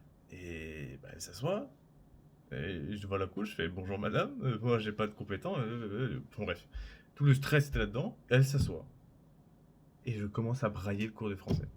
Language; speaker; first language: French; native; French